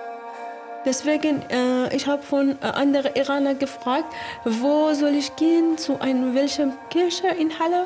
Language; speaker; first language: German; non-native, learner; Persian